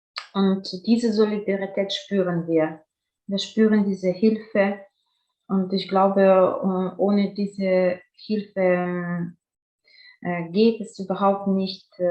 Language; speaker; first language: German; non-native, fluent; Ukrainian